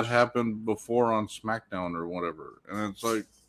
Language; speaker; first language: English; native; English